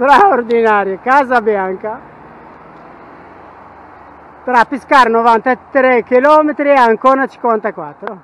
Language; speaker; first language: Italian; non-native, fluent; Arabic